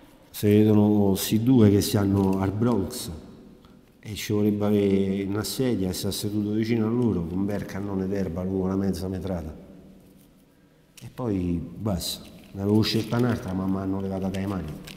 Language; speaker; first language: Italian; native; Italian